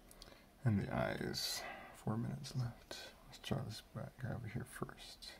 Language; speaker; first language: English; native; English